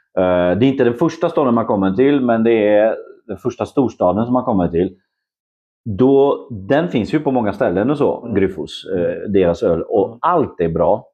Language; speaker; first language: Swedish; non-native, fluent; Polish